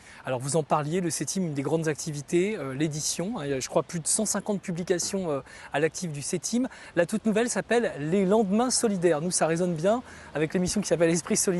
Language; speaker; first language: French; native; French